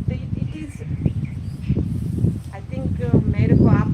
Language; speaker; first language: Hindi; non-native, local second language; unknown